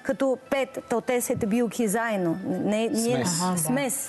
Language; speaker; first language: Bulgarian; non-native, learner; Chinese